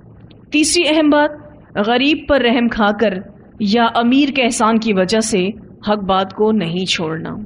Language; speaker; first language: Urdu; native; Urdu